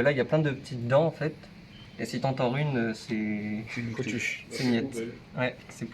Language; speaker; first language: French; native; French